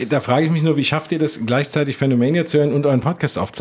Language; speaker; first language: German; native; German